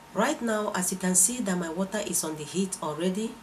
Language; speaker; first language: English; non-native, local second language; Igbo